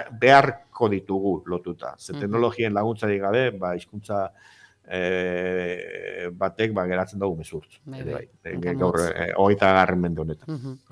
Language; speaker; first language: Basque; native; Basque